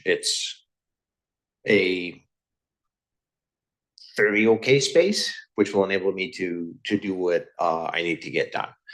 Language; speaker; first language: English; native; English